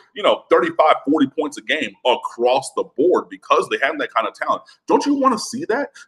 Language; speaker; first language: English; native; English